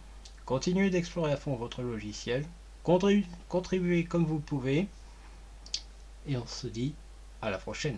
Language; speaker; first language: French; native; French